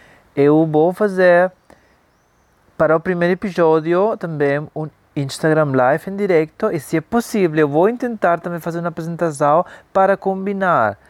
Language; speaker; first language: Portuguese; non-native, fluent; Spanish